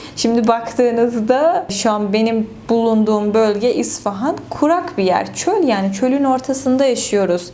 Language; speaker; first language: Turkish; native; Turkish